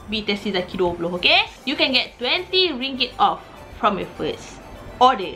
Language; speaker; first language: English; non-native, local second language; Malay